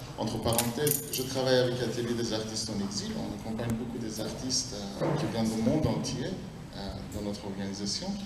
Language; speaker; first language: French; non-native, fluent; Persian